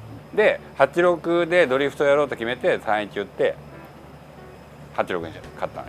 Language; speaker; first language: Japanese; native; Japanese